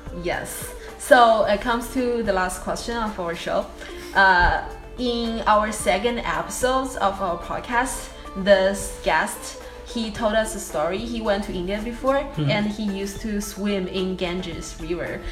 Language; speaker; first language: English; non-native, fluent; Chinese